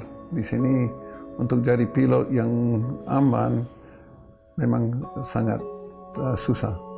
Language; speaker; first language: Indonesian; non-native, fluent; English